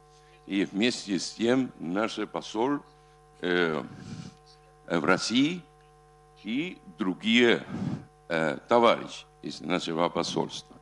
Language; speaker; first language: Russian; non-native, fluent; Spanish